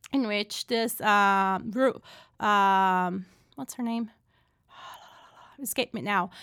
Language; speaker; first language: English; non-native, fluent; Portuguese